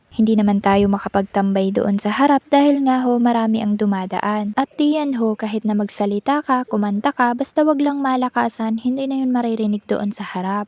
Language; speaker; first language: Filipino; non-native, local second language; Maranao